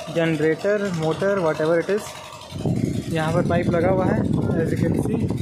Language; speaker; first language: Hindi; native; Hindi